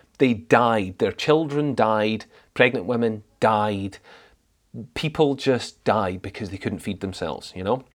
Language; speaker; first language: English; native; English